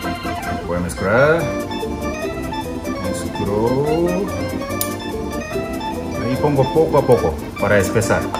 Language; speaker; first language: Spanish; non-native, learner; Japanese